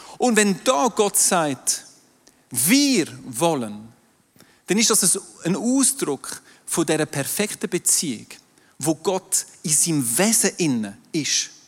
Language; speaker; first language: German; non-native, local second language; French